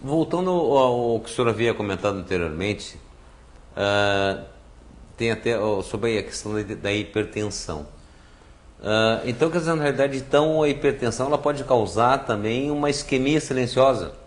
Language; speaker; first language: Portuguese; native; Portuguese